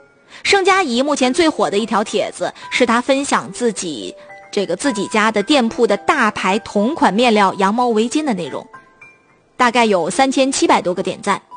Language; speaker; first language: Chinese; native; Chinese